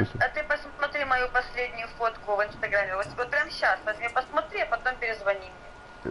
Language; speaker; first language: Russian; non-native, learner; Turkish